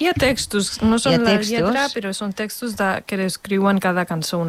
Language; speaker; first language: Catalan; non-native, fluent; Spanish